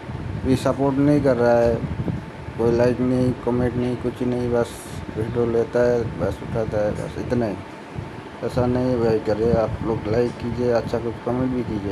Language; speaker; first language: Hindi; non-native, local second language; Bangla